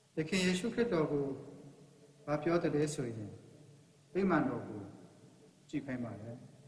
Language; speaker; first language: Burmese; non-native, local second language; Kachin